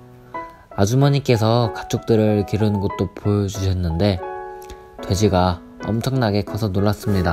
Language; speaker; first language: Korean; native; Korean